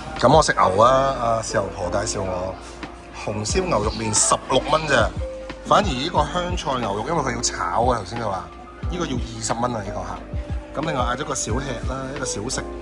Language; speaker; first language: Cantonese; native; Cantonese